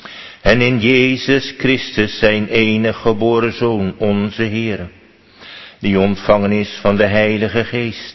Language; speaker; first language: Dutch; native; Dutch